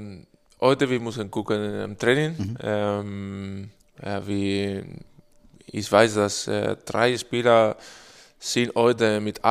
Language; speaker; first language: German; non-native, learner; Spanish